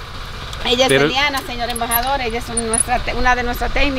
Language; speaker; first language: Spanish; native; Spanish